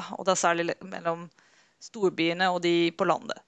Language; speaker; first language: Norwegian; non-native, fluent; Dutch